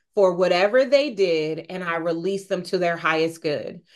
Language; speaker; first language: English; native; English